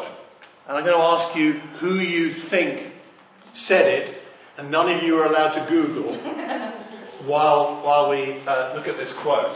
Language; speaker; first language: English; native; English